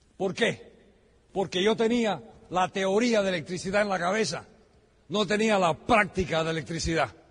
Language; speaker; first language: Spanish; early bilingual, heritage; Spanish